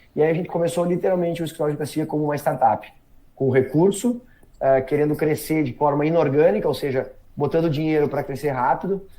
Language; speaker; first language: Portuguese; native; Portuguese